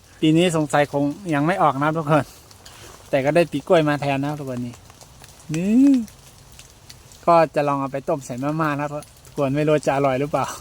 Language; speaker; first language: Thai; non-native, local second language; Shan